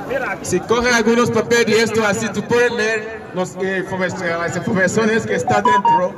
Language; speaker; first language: Spanish; non-native, learner; Igbo